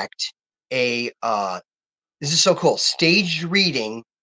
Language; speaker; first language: English; native; English